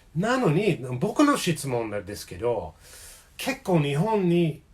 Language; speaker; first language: Japanese; non-native, fluent; English